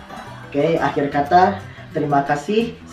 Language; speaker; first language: Indonesian; native; Indonesian